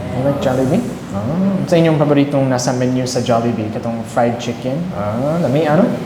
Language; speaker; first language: Cebuano; early bilingual, heritage; Cebuano